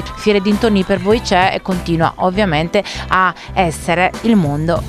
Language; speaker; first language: Italian; native; Italian